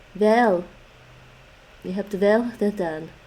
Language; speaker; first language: Dutch; non-native, learner; English